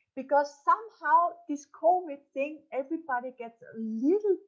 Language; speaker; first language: English; non-native, fluent; German